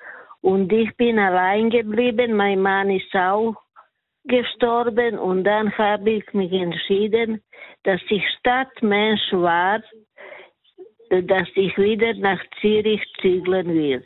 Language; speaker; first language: German; non-native, learner; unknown